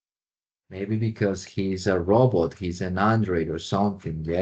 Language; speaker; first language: English; non-native, fluent; Spanish